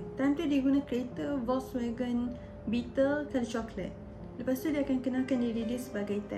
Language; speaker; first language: Malay; native; Malay